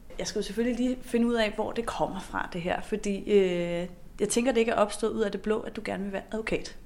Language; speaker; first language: Danish; native; Danish